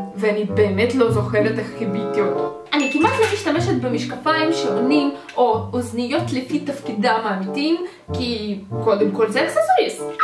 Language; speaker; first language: Hebrew; non-native, fluent; Russian